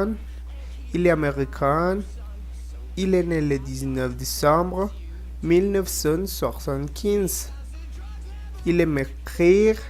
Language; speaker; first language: French; non-native, learner; Spanish